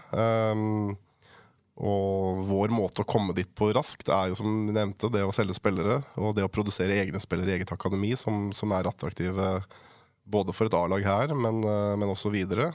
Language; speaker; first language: Norwegian; native; Norwegian